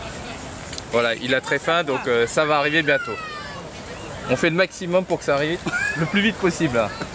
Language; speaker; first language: French; native; French